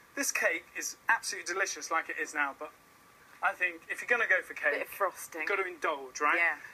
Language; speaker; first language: English; native; English